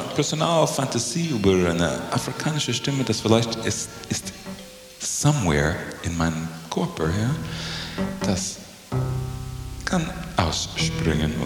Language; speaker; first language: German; non-native, learner; English